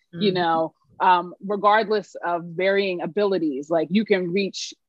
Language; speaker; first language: English; native; English